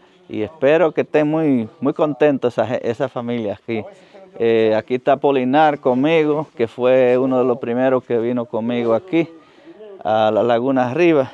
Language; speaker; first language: Spanish; native; Spanish